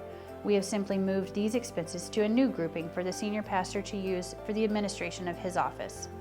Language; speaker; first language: English; native; English